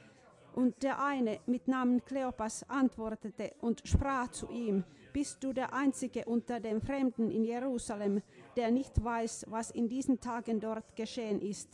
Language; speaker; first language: German; non-native, fluent; Finnish